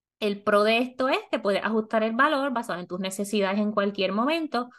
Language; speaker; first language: Spanish; native; Spanish